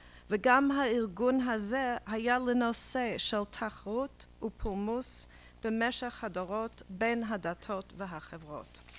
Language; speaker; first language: Hebrew; early bilingual, heritage; English